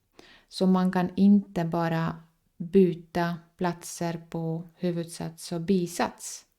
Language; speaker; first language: Swedish; non-native, fluent; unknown